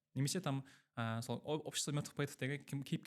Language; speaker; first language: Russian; non-native, local second language; Kazakh